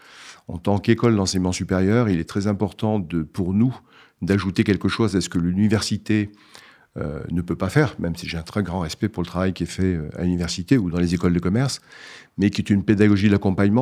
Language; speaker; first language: French; native; French